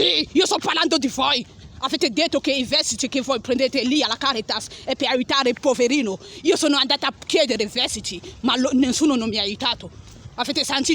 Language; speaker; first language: Italian; non-native, learner; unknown